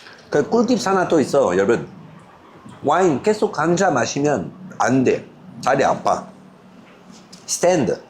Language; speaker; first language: Korean; non-native, fluent; French